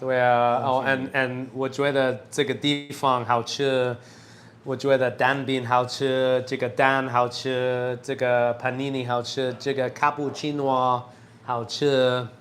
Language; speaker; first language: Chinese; non-native, learner; English